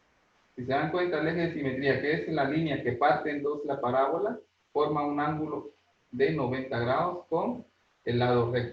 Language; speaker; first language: Spanish; native; Spanish